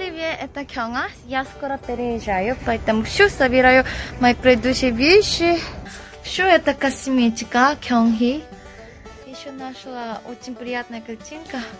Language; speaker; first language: Russian; non-native, learner; Korean